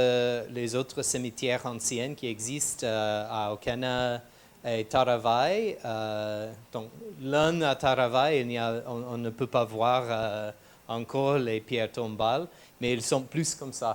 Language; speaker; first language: French; non-native, fluent; English